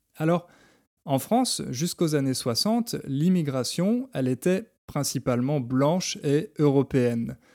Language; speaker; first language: French; native; French